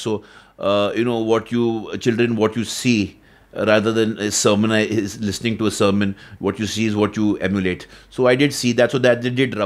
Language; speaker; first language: English; non-native, local second language; Hindi